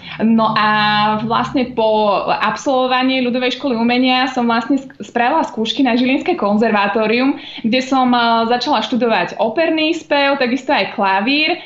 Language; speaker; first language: Slovak; native; Slovak